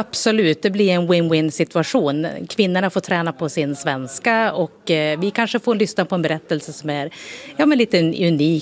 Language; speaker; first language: Swedish; native; Swedish